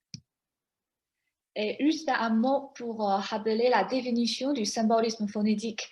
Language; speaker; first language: French; non-native, fluent; Chinese